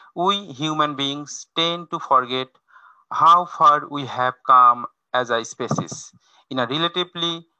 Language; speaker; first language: English; non-native, local second language; Bangla